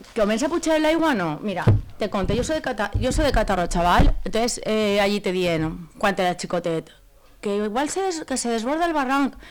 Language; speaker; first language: Spanish; non-native, local second language; Catalan